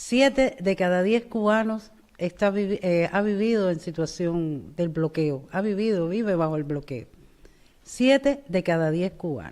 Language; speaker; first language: Spanish; native; Spanish